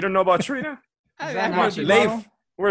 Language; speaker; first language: English; native; English